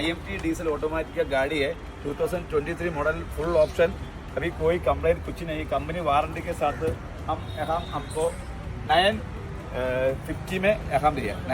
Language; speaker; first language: Hindi; non-native, local second language; Malayalam